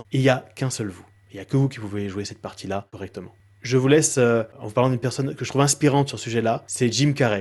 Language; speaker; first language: French; native; French